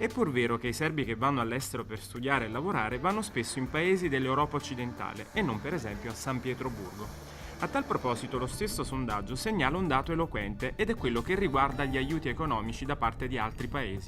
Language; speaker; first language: Italian; native; Italian